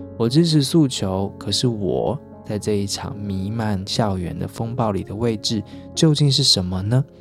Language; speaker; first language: Chinese; native; Chinese